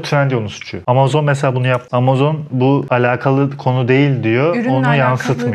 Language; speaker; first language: Turkish; native; Turkish